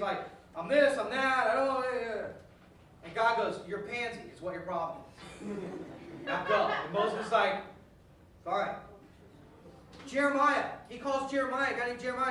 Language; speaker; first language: English; native; English